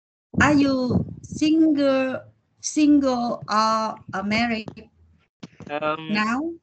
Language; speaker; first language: English; non-native, learner; Vietnamese